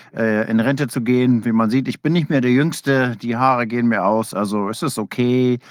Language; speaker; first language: German; non-native, fluent; English